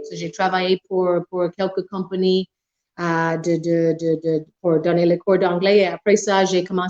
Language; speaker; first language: French; non-native, local second language; English